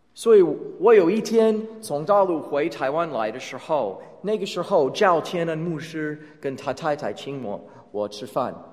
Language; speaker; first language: Chinese; non-native, fluent; English